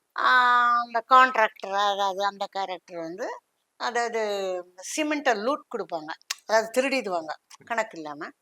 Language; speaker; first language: Tamil; native; Tamil